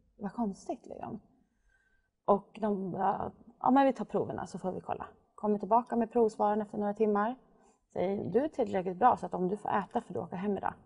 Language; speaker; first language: Swedish; native; Swedish